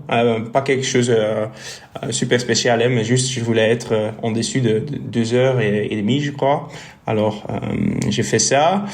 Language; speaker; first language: French; non-native, local second language; Dutch